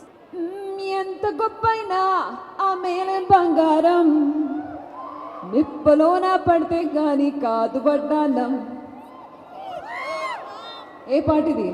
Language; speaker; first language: Telugu; non-native, fluent; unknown